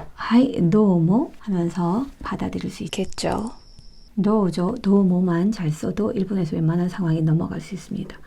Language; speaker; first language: Korean; native; Korean